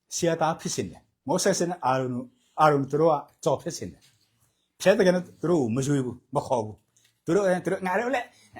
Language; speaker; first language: Burmese; non-native, local second language; Tedim Chin